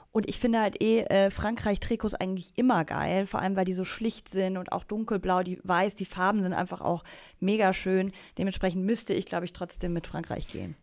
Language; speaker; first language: German; native; German